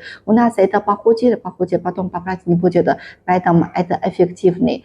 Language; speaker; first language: Russian; non-native, learner; Chinese